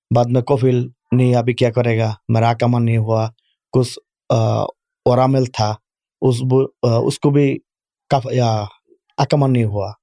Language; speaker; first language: Urdu; non-native, learner; Bangla